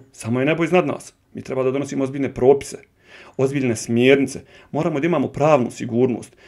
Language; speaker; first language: Bosnian; native; Bosnian